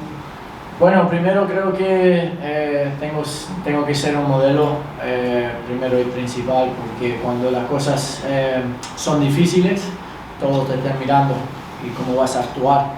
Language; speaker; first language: Spanish; early bilingual, other home language; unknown